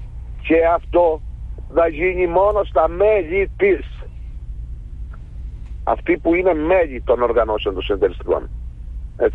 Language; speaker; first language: Greek; native; Greek